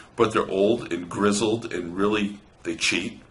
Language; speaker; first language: English; native; English